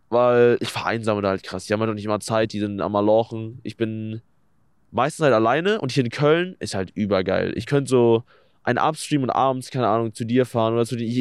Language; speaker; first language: German; native; German